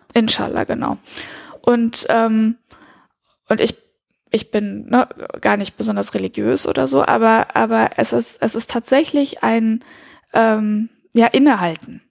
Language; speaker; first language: German; early bilingual, heritage; German